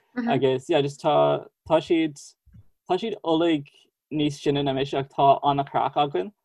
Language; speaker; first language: Irish; non-native, fluent; English